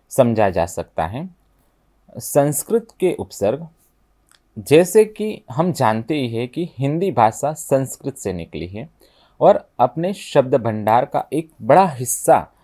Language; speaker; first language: Hindi; non-native, local second language; Gujarati